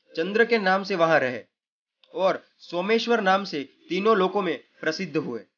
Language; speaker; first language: Hindi; non-native, local second language; Gujarati